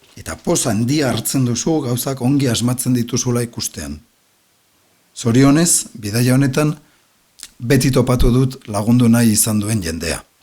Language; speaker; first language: Basque; non-native, local second language; Spanish